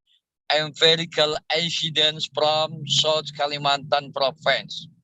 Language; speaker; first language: English; non-native, learner; Indonesian